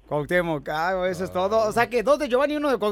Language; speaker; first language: Spanish; native; Spanish